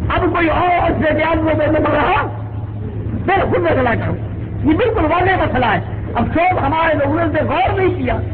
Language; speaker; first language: Urdu; non-native, local second language; Sindhi